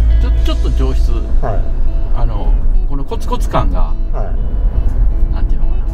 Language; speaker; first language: Japanese; native; Japanese